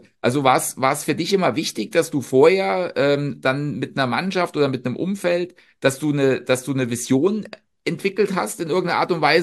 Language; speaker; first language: German; native; German